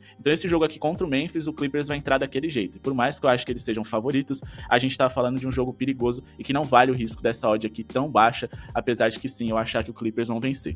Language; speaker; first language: Portuguese; native; Portuguese